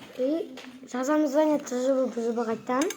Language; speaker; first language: Russian; non-native, local second language; Kazakh